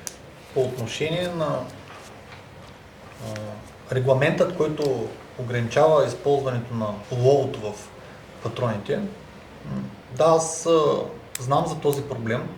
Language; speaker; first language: Bulgarian; native; Bulgarian